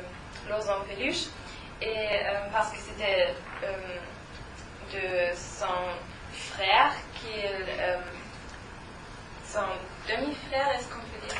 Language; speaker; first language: French; non-native, learner; German